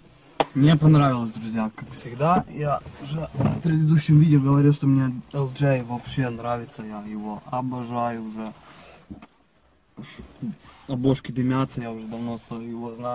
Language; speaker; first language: Russian; non-native, fluent; Italian